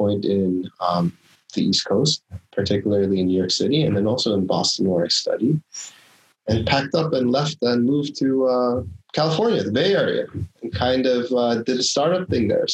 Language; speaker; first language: English; non-native, local second language; Korean